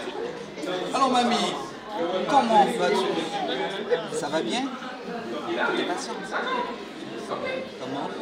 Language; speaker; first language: French; native; French